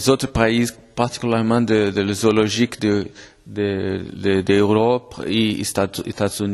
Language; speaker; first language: French; non-native, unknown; Portuguese